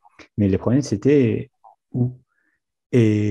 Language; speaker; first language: French; non-native, fluent; Spanish